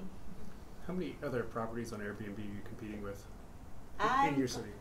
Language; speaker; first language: English; non-native, fluent; Spanish